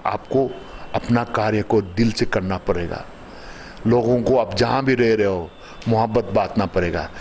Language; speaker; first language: Hindi; non-native, local second language; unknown